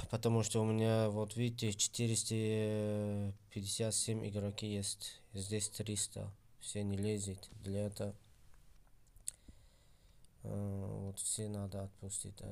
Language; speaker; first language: Russian; non-native, fluent; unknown